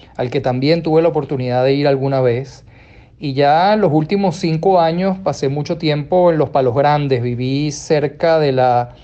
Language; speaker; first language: Spanish; native; Spanish